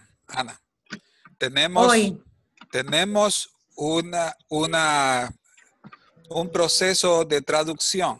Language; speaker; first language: Portuguese; non-native, learner; Spanish